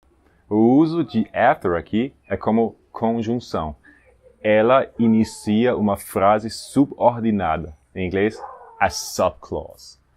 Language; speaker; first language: Portuguese; non-native, fluent; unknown